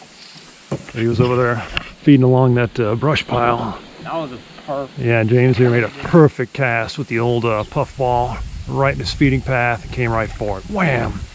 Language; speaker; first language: English; native; English